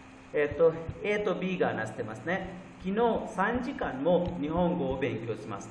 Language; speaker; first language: Japanese; non-native, fluent; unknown